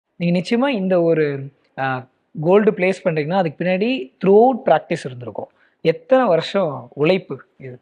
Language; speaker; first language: Tamil; native; Tamil